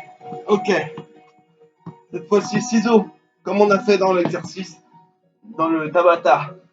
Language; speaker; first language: French; native; French